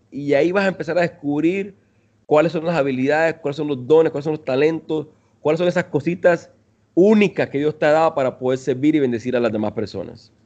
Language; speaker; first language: Spanish; native; Spanish